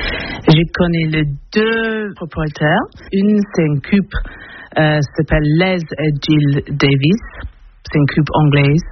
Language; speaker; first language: French; non-native, learner; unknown